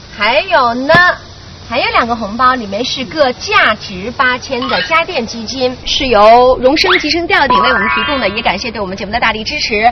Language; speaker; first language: Chinese; native; Chinese